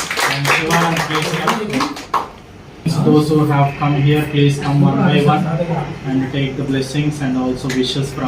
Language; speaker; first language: English; non-native, local second language; Telugu